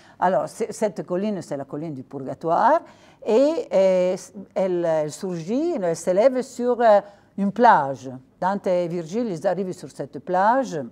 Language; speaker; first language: French; non-native, fluent; Italian